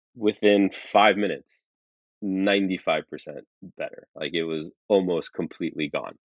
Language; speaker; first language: English; early bilingual, other home language; Arabic